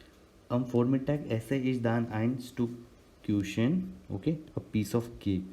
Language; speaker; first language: German; non-native, learner; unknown